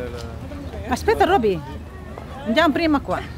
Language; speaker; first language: Italian; non-native, learner; Filipino